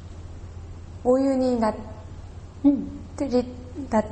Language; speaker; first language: Japanese; non-native, learner; Korean